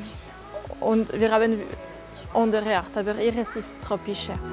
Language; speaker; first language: German; non-native, local second language; French